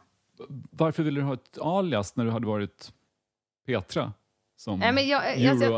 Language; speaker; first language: Swedish; native; Swedish